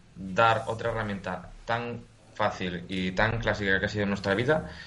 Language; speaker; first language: Spanish; native; Spanish